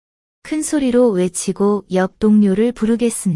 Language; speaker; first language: Korean; non-native, learner; Khmer